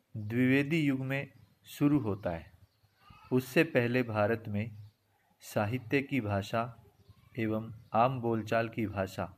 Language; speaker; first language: Hindi; native; Hindi